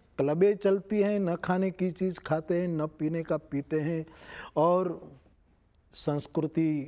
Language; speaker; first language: Hindi; non-native, local second language; Gujarati